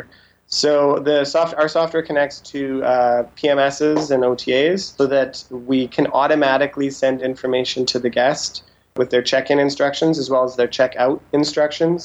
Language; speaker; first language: English; native; English